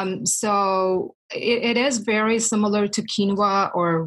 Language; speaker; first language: English; non-native, local second language; Tamil